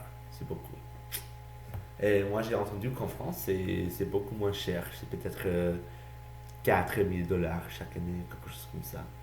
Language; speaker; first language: French; non-native, learner; English